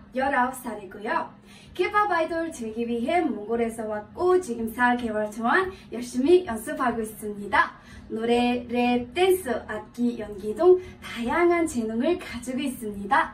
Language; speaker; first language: Korean; non-native, learner; Mongolian